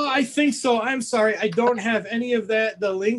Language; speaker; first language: English; native; English